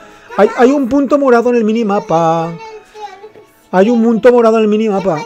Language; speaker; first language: Spanish; native; Spanish